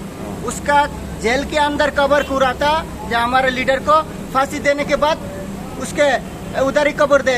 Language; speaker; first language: Hindi; non-native, learner; Bangla